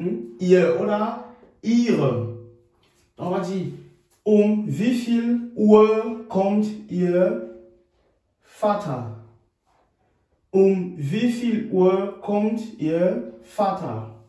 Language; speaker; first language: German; non-native, fluent; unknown